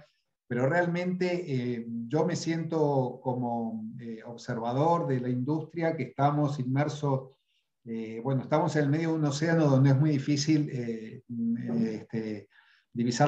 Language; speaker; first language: Spanish; native; Spanish